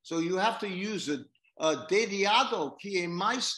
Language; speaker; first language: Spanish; non-native, learner; English